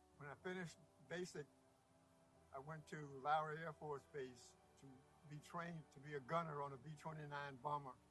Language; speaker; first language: English; native; English